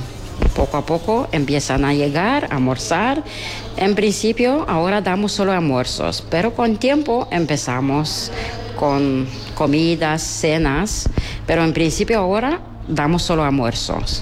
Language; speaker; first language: Spanish; non-native, learner; Romanian